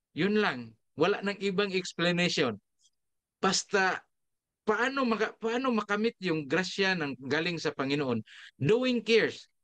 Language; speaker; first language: Filipino; non-native, local second language; Cebuano